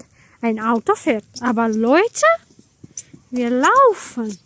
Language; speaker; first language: German; non-native, fluent; Tajik